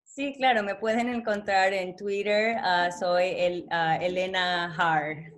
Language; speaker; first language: Spanish; early bilingual, heritage; Spanish